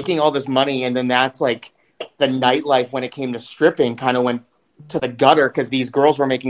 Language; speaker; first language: English; native; English